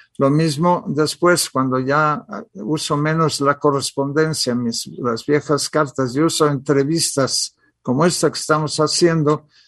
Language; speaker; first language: Spanish; early bilingual, other home language; Catalan